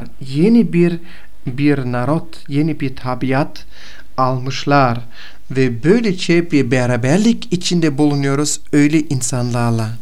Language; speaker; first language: Turkish; non-native, fluent; Bulgarian